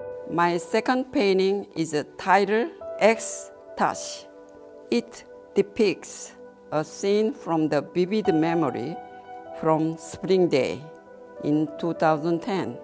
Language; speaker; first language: English; non-native, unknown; Korean